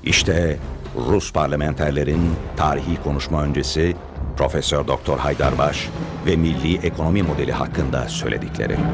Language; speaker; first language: Turkish; native; Turkish